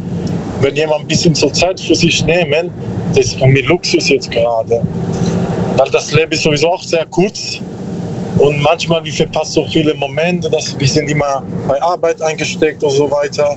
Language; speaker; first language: German; non-native, learner; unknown